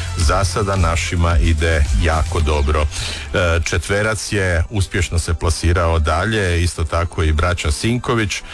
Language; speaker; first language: Croatian; native; Croatian